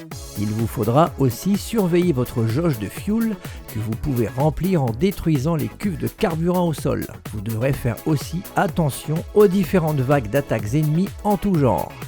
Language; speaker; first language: French; native; French